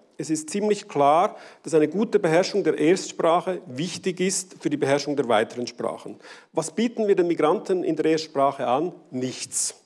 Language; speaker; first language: German; native; German